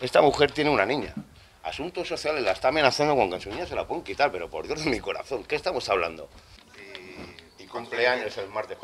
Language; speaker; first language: Spanish; native; Spanish